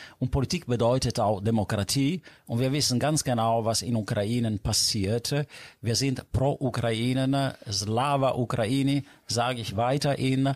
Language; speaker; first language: German; non-native, fluent; Italian